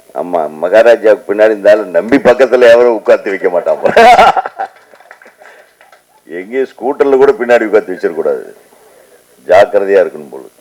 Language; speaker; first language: Tamil; native; Tamil